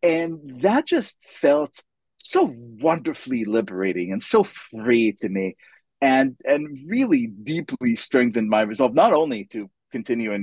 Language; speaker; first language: English; non-native, fluent; Hebrew